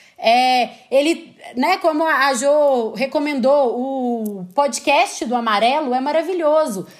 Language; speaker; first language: Portuguese; native; Portuguese